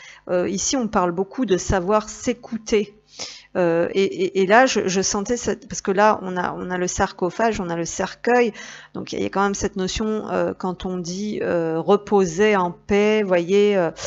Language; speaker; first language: French; native; French